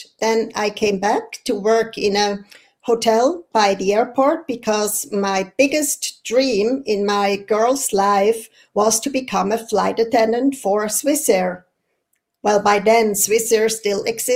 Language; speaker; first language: English; non-native, fluent; Swiss German